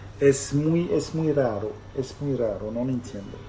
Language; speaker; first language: Spanish; non-native, learner; Italian